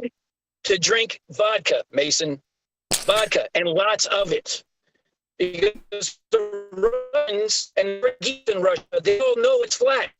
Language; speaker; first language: English; native; English